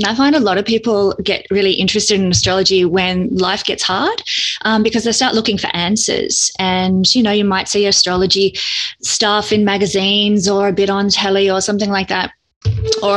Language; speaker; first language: English; native; English